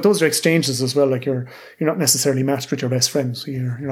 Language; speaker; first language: English; native; English